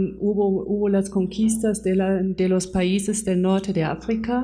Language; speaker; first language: Spanish; non-native, fluent; German